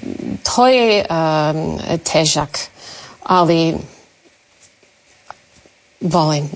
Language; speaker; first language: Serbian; non-native, learner; English